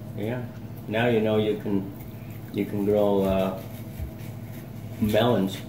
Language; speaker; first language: English; native; English